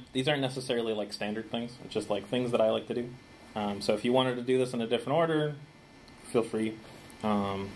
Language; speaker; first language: English; native; English